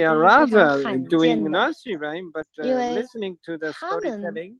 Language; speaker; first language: English; non-native, learner; Japanese